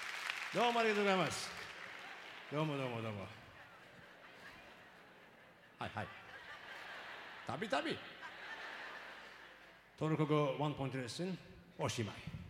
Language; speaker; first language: Japanese; non-native, learner; Turkish